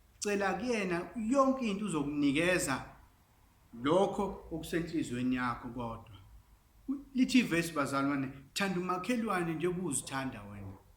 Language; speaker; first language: Zulu; non-native, local second language; English